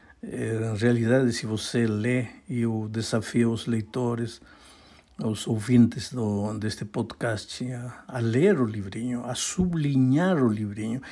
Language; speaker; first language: Portuguese; non-native, fluent; Spanish